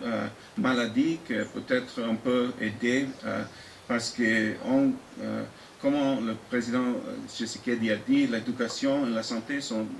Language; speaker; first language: French; non-native, fluent; English